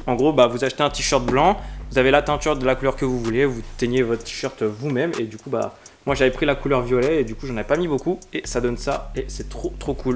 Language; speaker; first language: French; native; French